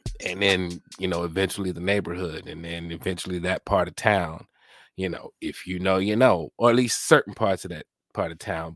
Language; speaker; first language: English; native; English